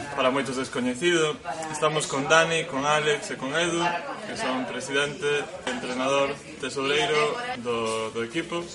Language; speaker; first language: Galician; native; Galician